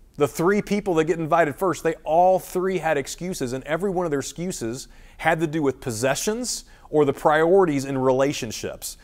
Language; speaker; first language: English; native; English